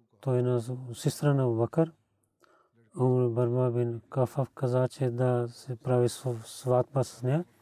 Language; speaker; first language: Bulgarian; non-native, learner; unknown